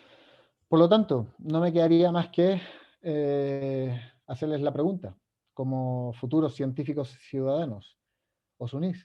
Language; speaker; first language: Spanish; native; Spanish